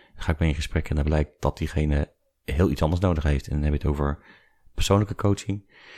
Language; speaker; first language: Dutch; native; Dutch